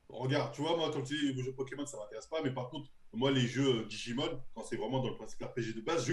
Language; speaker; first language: French; native; French